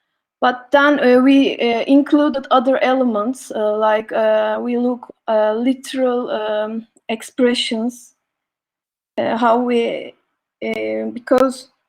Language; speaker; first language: English; non-native, learner; Turkish